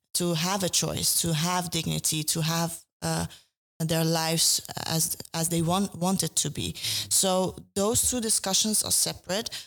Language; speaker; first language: English; non-native, fluent; Persian